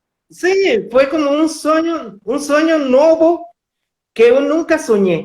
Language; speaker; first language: Portuguese; non-native, fluent; Spanish